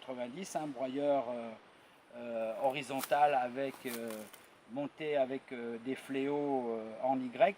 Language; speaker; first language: French; native; French